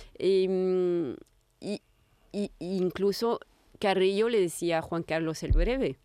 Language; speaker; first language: Spanish; non-native, fluent; French